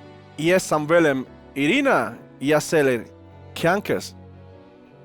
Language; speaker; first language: Armenian; non-native, learner; Spanish